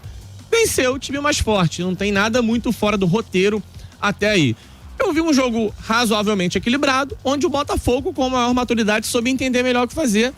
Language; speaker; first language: Portuguese; native; Portuguese